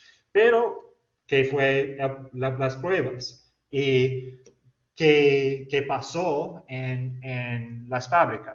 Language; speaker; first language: Spanish; non-native, fluent; English